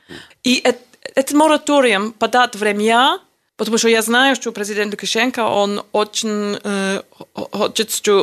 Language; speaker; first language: Russian; non-native, learner; English